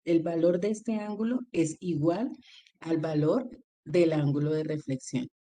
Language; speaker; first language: Spanish; native; Spanish